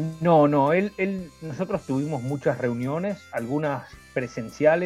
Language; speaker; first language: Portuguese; non-native, learner; Spanish